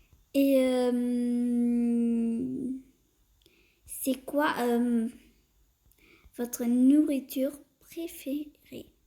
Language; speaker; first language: French; early bilingual, other home language; Portuguese